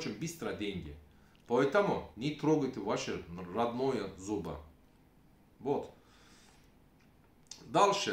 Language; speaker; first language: Russian; non-native, learner; Turkish